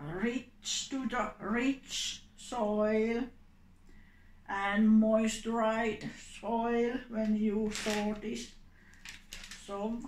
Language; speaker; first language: English; non-native, learner; Finnish